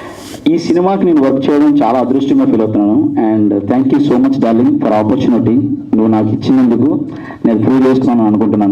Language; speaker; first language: Telugu; native; Telugu